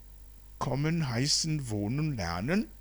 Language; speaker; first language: German; non-native, fluent; Rundi